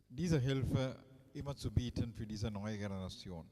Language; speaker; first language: German; non-native, fluent; Tamil